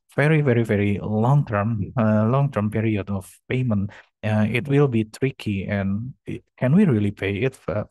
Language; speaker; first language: English; non-native, fluent; Indonesian